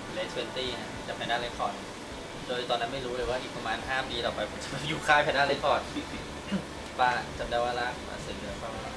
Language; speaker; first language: Thai; native; Thai